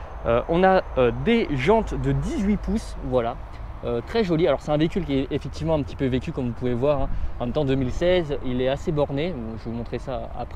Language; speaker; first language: French; native; French